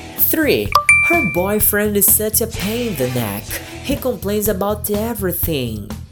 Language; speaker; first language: English; non-native, fluent; Portuguese